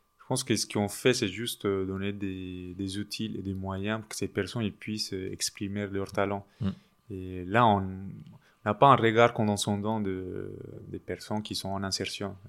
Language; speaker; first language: French; non-native, fluent; Spanish